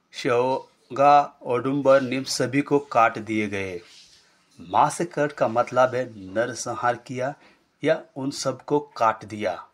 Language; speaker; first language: Hindi; non-native, local second language; Marathi